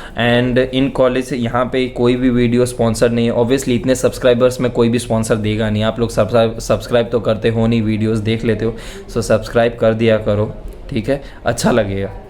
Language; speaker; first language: Hindi; non-native, local second language; Gujarati